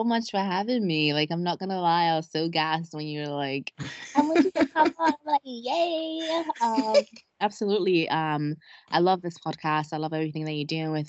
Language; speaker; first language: English; non-native, local second language; Akan